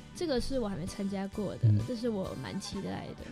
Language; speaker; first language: Chinese; non-native, local second language; English